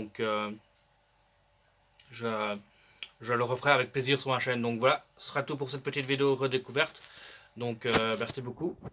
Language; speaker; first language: French; native; French